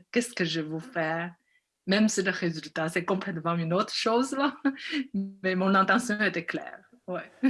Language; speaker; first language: French; non-native, fluent; Chinese